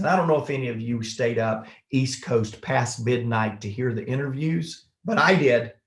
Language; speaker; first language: English; native; English